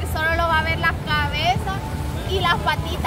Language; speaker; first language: Spanish; native; Spanish